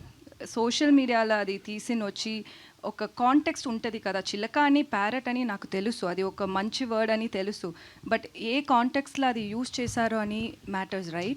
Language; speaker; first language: Telugu; non-native, learner; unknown